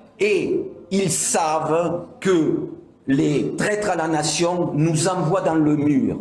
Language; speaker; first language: French; native; French